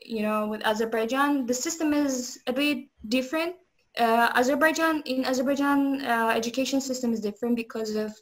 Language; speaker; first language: English; non-native, learner; Azerbaijani